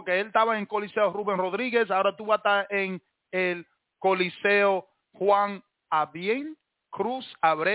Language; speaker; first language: Spanish; early bilingual, heritage; Spanish